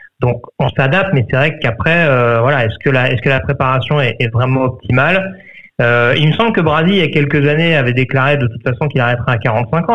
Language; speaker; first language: French; native; French